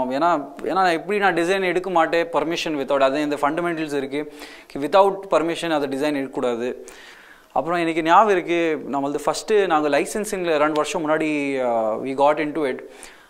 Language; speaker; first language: Tamil; non-native, local second language; Hindi